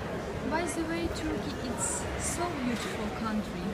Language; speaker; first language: English; non-native, learner; Russian